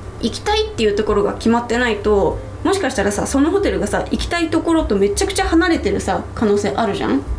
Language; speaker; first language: Japanese; native; Japanese